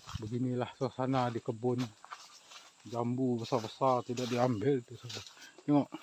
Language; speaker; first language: Malay; native; Malay